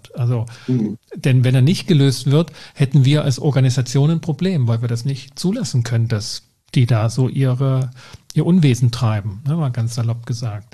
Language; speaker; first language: German; native; German